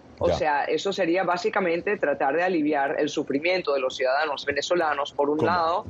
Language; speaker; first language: Spanish; native; Spanish